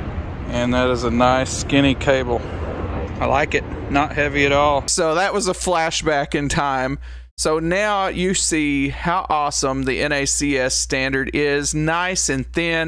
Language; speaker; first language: English; native; English